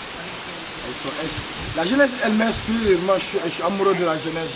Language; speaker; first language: French; non-native, local second language; Wolof